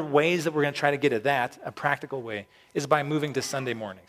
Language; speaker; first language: English; native; English